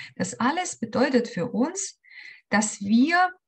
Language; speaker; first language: German; non-native, fluent; Ukrainian